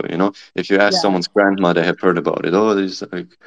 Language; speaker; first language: English; non-native, fluent; German